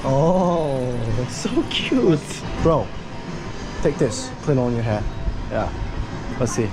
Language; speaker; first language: English; non-native, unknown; Korean